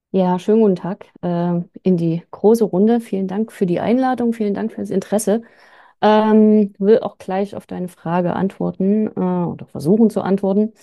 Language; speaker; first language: German; native; German